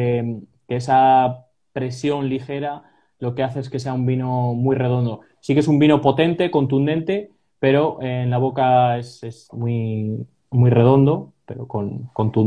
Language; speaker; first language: Spanish; native; Spanish